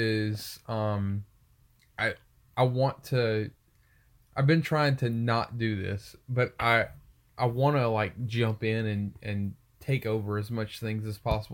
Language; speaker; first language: English; native; English